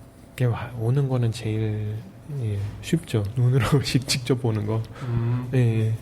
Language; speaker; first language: Korean; early bilingual, heritage; Korean